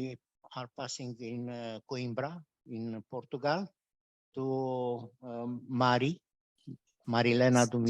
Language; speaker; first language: English; non-native, fluent; Romanian